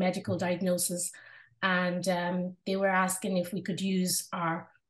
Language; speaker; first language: English; non-native, local second language; Yoruba